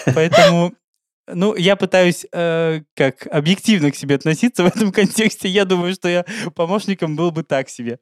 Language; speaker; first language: Russian; native; Russian